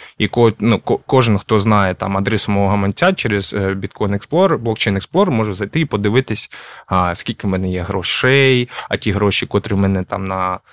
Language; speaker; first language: Ukrainian; non-native, local second language; Russian